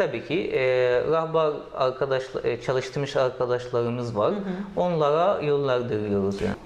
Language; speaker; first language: Turkish; non-native, learner; Arabic